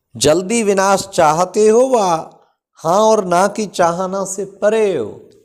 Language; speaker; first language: Hindi; native; Hindi